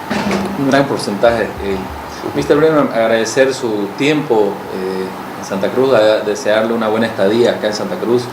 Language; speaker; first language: Spanish; native; Spanish